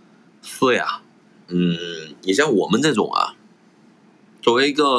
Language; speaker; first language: Chinese; native; Chinese